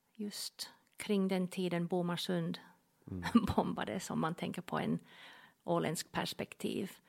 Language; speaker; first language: Swedish; non-native, fluent; English